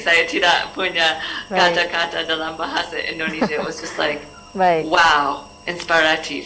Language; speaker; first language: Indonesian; non-native, learner; English